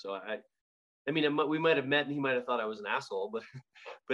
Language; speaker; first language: English; native; English